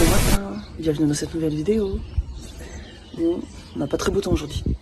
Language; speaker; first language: French; native; French